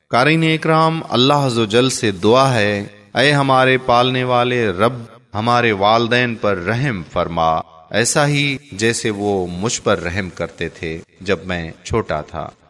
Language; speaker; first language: Urdu; native; Urdu